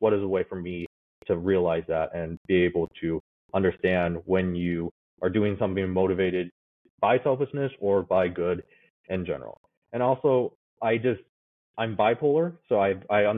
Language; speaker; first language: English; native; English